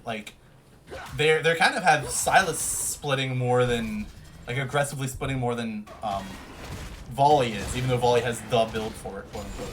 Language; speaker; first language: English; native; English